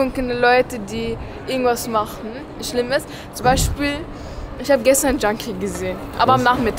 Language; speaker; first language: German; early bilingual, other home language; Persian